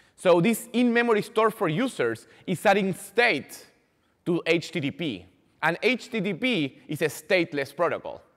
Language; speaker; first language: English; non-native, fluent; Spanish